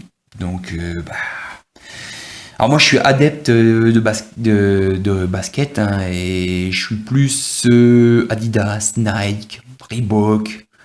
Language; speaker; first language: French; native; French